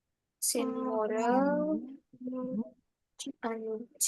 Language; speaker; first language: Korean; non-native, learner; Indonesian